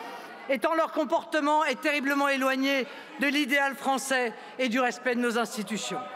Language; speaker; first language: French; native; French